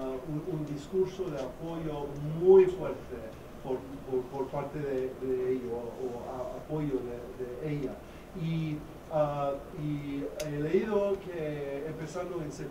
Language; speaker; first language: Spanish; non-native, fluent; English